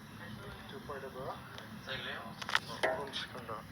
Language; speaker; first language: Spanish; non-native, learner; English